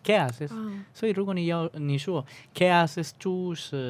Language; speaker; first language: Spanish; non-native, fluent; Chinese